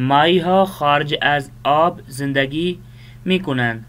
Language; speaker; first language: Persian; non-native, fluent; Urdu